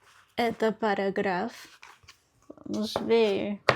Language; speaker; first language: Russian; non-native, learner; Portuguese